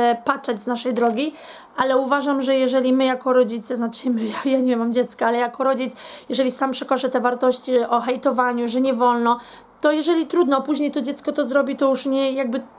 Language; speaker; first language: Polish; native; Polish